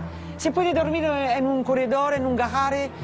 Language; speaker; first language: Spanish; non-native, learner; French